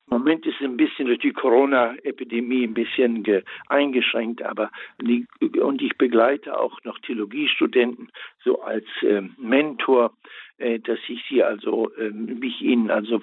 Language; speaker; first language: German; native; German